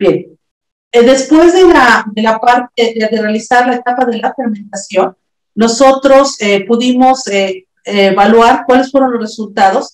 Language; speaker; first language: Spanish; native; Spanish